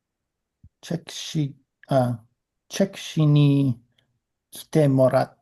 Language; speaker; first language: Japanese; non-native, learner; English